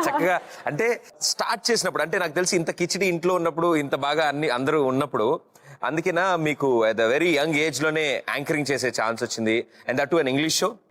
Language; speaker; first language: Telugu; native; Telugu